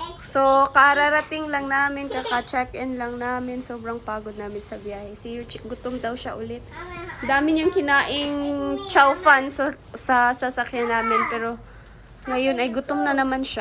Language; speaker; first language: Filipino; non-native, local second language; Cebuano